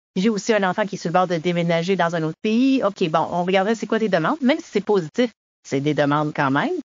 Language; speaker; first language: French; native; French